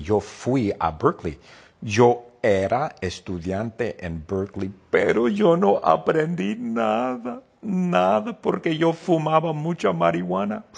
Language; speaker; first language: Spanish; non-native, fluent; English